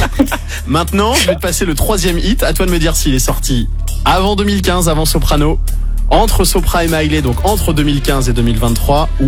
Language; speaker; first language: French; native; French